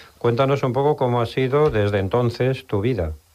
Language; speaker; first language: Spanish; native; Spanish